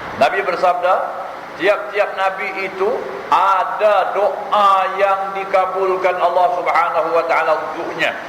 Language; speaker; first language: Malay; native; Malay